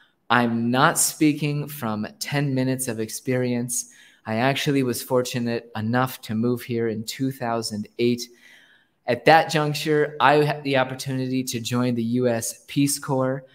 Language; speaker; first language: English; native; English